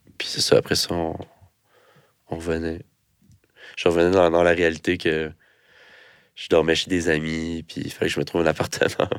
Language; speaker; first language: French; native; French